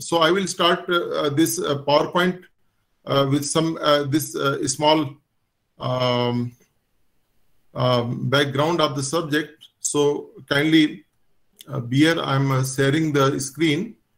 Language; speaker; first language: English; non-native, local second language; Hindi